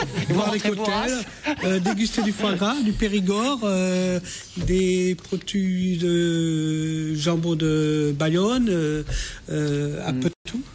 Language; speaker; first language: French; native; French